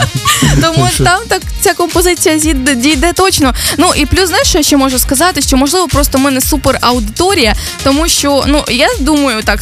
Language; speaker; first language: Ukrainian; native; Ukrainian